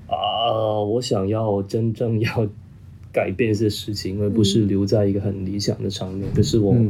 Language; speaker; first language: Chinese; non-native, local second language; Cantonese